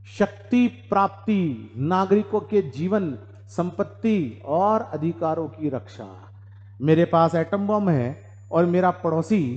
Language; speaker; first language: Hindi; native; Hindi